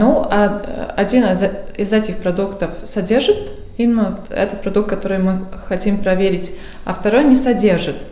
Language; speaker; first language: Russian; non-native, local second language; Latvian